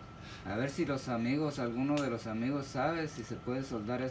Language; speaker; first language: Spanish; native; Spanish